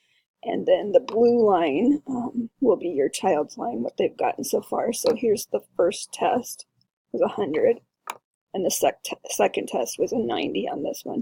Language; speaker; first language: English; native; English